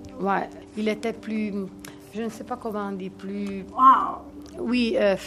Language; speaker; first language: French; non-native, fluent; Italian